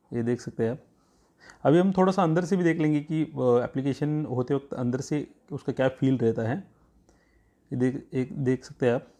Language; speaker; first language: Hindi; non-native, local second language; Marathi